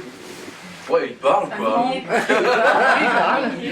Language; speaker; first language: French; native; French